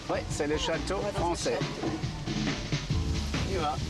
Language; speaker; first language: French; non-native, fluent; German